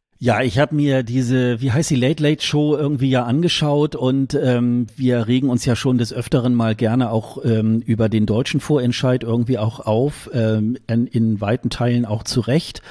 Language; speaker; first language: German; native; German